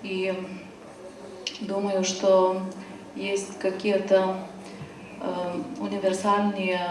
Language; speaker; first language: Russian; non-native, fluent; Lithuanian